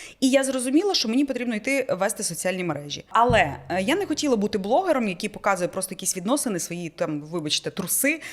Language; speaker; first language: Ukrainian; non-native, local second language; Russian